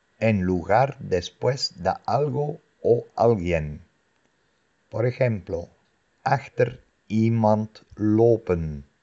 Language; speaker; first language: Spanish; non-native, fluent; Dutch